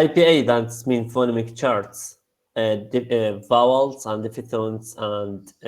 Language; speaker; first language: English; non-native, learner; Arabic